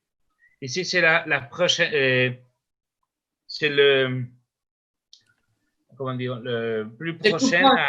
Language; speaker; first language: French; non-native, learner; Spanish